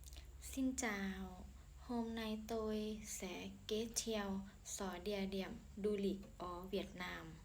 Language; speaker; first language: Vietnamese; non-native, learner; Thai